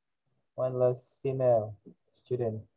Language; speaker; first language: English; non-native, fluent; Indonesian